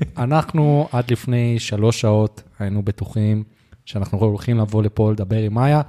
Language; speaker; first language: Hebrew; native; Hebrew